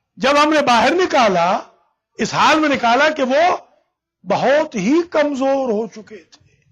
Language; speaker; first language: Urdu; native; Urdu